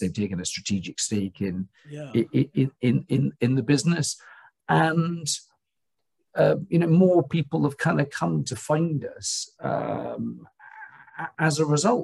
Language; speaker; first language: English; native; English